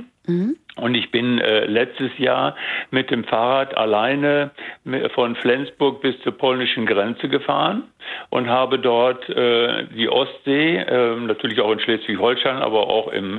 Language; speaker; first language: German; native; German